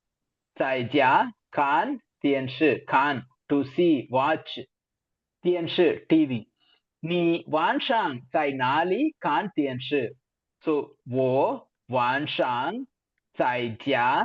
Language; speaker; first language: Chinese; non-native, fluent; Tamil